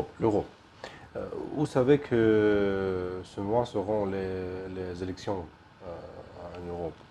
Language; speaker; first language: French; non-native, learner; Ukrainian